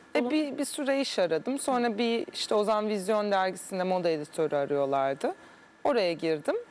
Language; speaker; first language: Turkish; early bilingual, heritage; Turkish